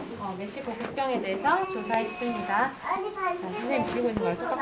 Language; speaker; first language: Korean; native; Korean